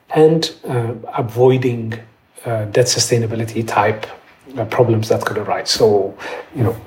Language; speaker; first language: English; non-native, fluent; Amharic